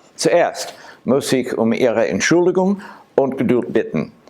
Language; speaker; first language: German; non-native, learner; English